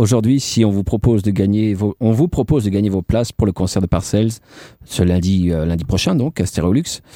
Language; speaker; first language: French; native; French